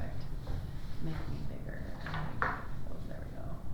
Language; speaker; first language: English; native; English